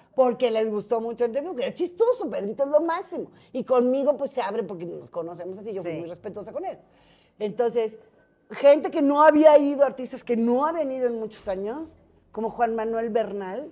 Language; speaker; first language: Spanish; native; Spanish